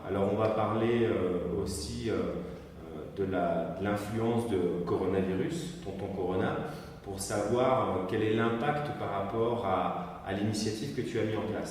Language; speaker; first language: French; native; French